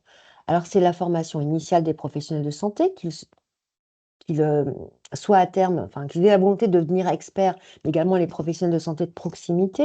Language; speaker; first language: French; native; French